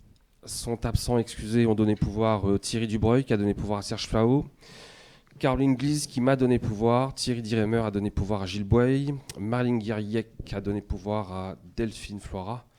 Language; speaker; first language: French; native; French